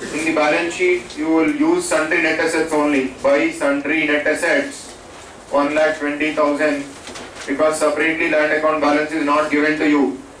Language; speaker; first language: English; non-native, local second language; Telugu